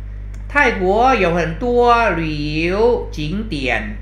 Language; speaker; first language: Chinese; non-native, fluent; Thai